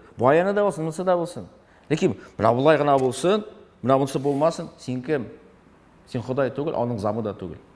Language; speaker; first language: Tatar; non-native, local second language; Russian